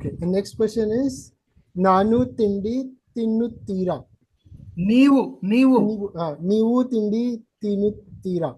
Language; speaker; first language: Kannada; non-native, learner; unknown